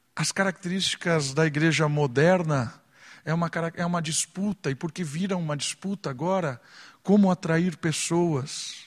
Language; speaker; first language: Portuguese; native; Portuguese